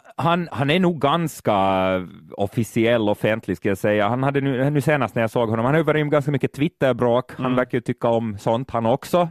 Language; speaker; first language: Swedish; native; Swedish